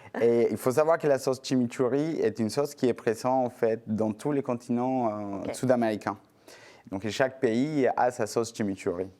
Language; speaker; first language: French; non-native, fluent; Spanish